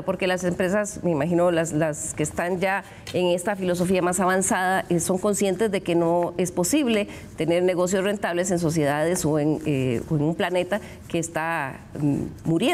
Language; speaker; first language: Spanish; native; Spanish